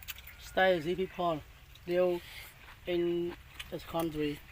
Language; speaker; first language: English; non-native, learner; Khmer